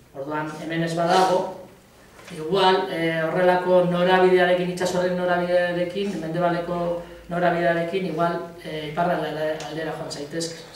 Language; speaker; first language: Basque; native; Basque